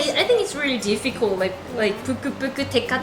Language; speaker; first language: English; non-native, fluent; Japanese